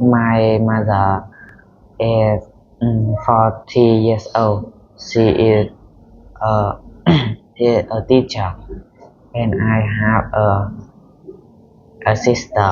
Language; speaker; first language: English; non-native, learner; Vietnamese